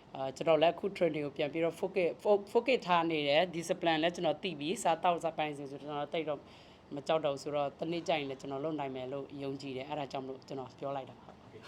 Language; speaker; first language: Burmese; native; Burmese